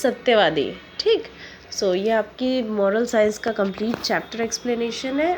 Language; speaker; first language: Hindi; native; Hindi